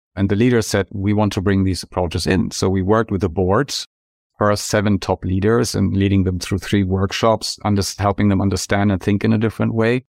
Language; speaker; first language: English; non-native, fluent; German